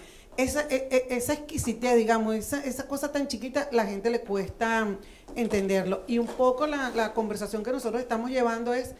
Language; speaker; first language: Spanish; native; Spanish